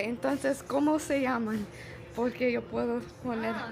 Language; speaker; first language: Spanish; non-native, learner; English